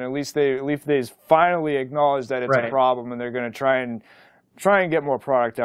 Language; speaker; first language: English; native; English